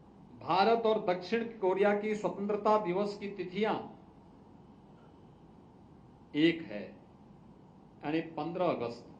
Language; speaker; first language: Hindi; native; Hindi